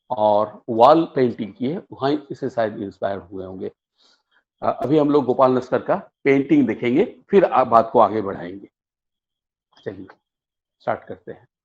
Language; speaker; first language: Hindi; native; Hindi